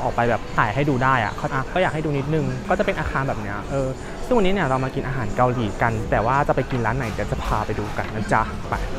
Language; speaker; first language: Thai; native; Thai